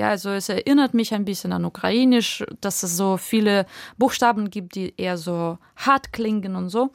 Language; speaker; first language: German; non-native, fluent; Russian